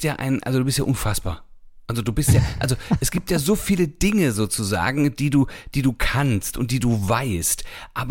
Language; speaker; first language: German; native; German